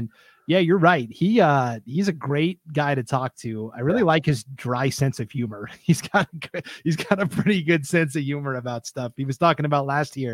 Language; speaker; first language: English; native; English